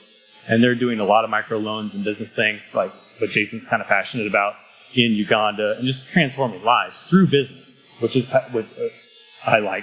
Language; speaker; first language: English; native; English